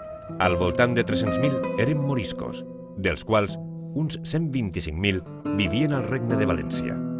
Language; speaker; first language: Catalan; native; Catalan